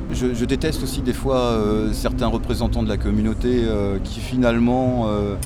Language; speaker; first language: French; native; French